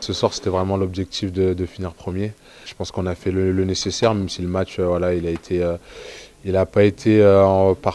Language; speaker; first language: French; native; French